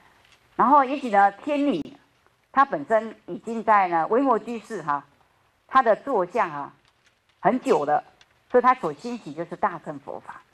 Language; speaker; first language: Chinese; native; Chinese